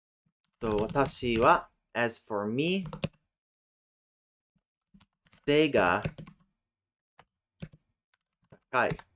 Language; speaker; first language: Japanese; non-native, fluent; English